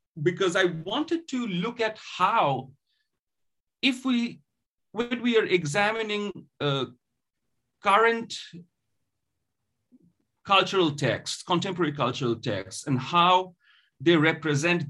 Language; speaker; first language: English; non-native, local second language; Bangla